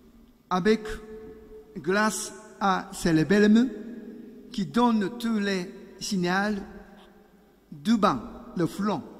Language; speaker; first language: French; non-native, learner; Japanese